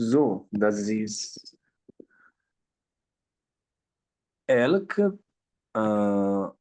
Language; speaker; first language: German; non-native, learner; Portuguese